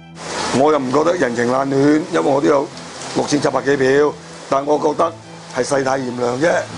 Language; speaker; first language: Cantonese; native; Cantonese